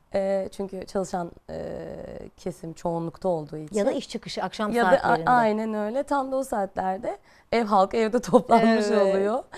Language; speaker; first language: Turkish; native; Turkish